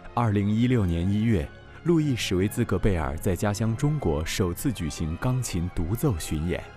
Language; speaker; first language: Chinese; native; Chinese